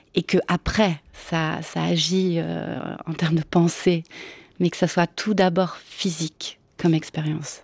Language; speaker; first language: French; non-native, fluent; Italian